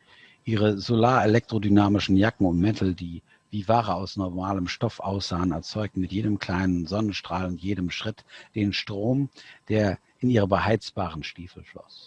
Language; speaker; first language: German; native; German